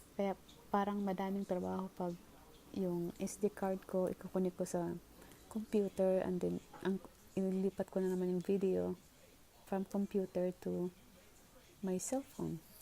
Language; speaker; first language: Filipino; non-native, local second language; Cebuano